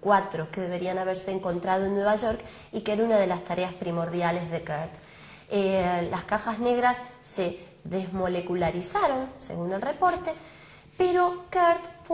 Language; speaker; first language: Spanish; native; Spanish